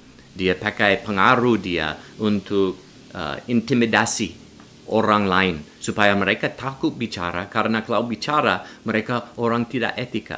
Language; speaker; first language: Indonesian; non-native, learner; English